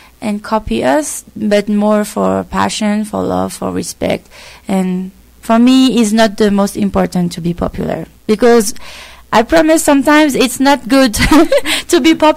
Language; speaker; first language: English; non-native, fluent; French